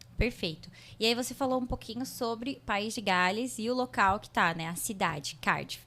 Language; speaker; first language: Portuguese; native; Portuguese